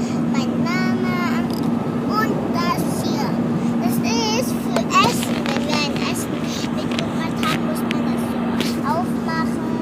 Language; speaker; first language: German; non-native, learner; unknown